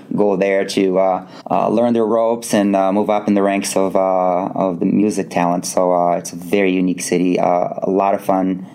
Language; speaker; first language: English; non-native, fluent; Portuguese